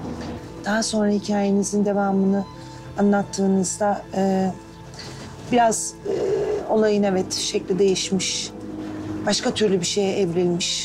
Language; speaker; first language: Turkish; native; Turkish